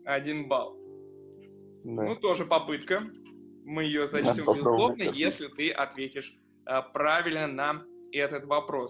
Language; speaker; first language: Russian; native; Russian